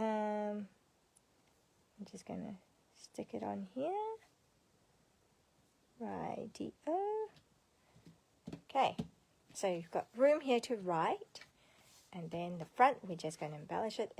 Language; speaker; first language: English; native; English